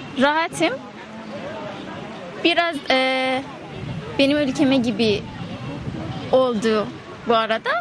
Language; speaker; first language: Turkish; non-native, learner; Persian